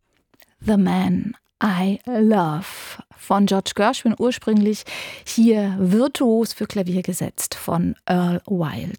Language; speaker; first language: German; native; German